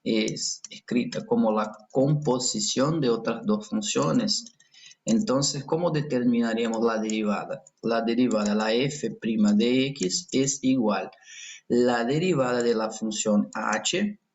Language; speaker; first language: Spanish; non-native, fluent; Portuguese